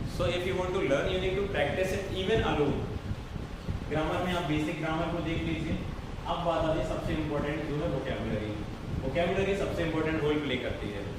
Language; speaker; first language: Hindi; native; Hindi